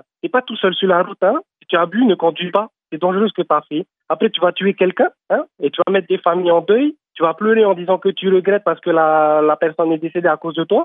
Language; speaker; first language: French; native; French